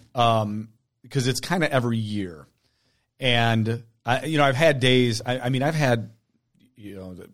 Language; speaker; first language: English; native; English